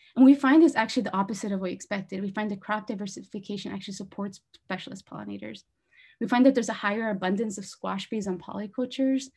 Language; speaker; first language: English; native; English